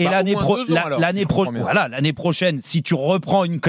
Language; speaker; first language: French; native; French